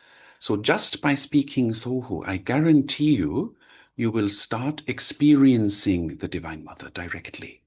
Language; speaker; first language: English; non-native, fluent; German